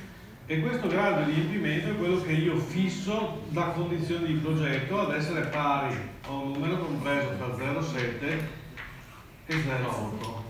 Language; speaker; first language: Italian; native; Italian